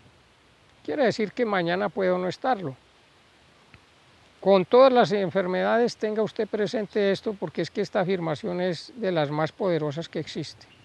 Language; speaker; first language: Spanish; native; Spanish